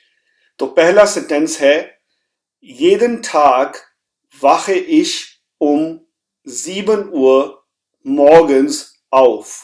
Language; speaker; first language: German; non-native, fluent; Hindi